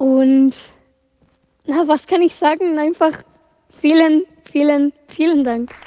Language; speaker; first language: German; non-native, fluent; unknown